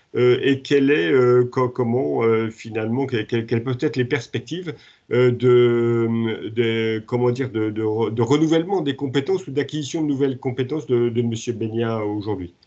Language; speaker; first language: French; native; French